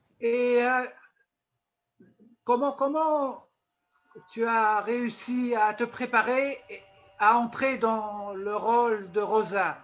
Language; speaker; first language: French; non-native, local second language; Arabic